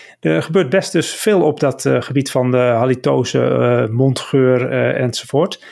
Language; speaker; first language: Dutch; native; Dutch